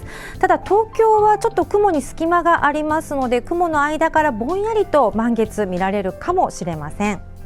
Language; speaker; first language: Japanese; native; Japanese